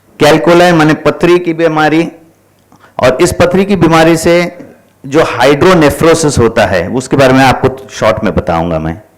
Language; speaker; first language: Hindi; non-native, local second language; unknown